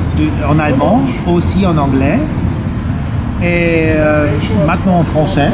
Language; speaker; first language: French; non-native, learner; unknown